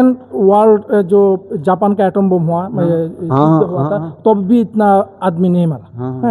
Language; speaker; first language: Hindi; non-native, learner; Bangla